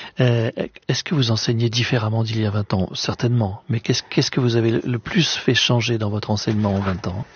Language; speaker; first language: French; native; French